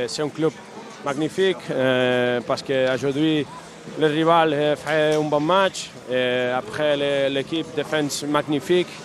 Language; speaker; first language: French; non-native, learner; Spanish